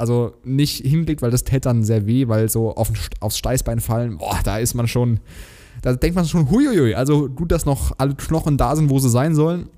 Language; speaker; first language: German; native; German